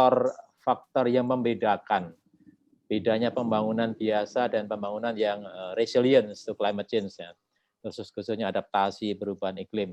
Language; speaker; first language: Indonesian; native; Indonesian